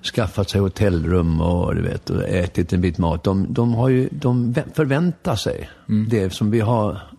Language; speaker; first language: Swedish; native; Swedish